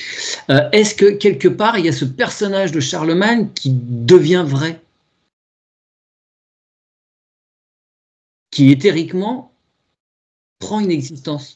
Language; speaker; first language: French; native; French